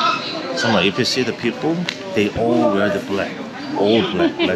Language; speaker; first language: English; non-native, learner; Korean